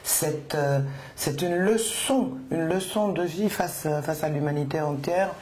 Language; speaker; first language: French; non-native, fluent; Spanish